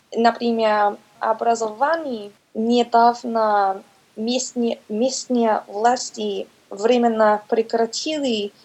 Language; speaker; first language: Russian; non-native, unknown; English